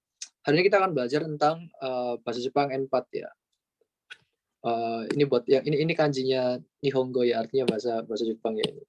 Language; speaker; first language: Indonesian; native; Indonesian